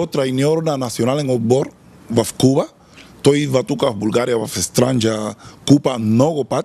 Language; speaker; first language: Bulgarian; non-native, learner; Spanish